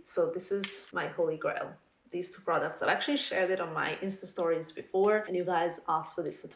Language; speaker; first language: English; non-native, fluent; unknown